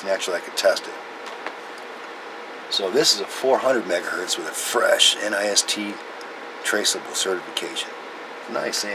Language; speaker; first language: English; native; English